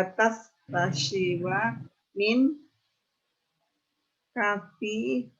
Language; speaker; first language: Arabic; non-native, learner; Indonesian